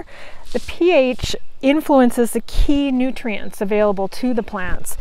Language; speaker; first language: English; native; English